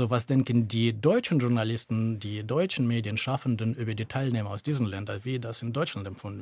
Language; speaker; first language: German; native; German